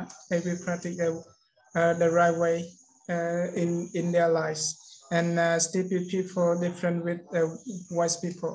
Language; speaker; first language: English; non-native, learner; Khmer